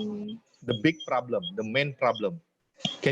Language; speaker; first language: English; non-native, fluent; Indonesian